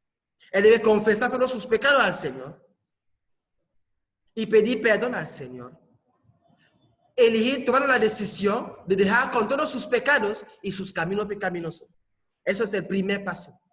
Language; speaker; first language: Spanish; non-native, fluent; French